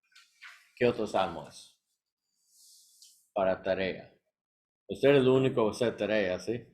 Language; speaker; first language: Spanish; non-native, learner; English